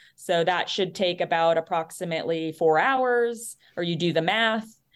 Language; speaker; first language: English; native; English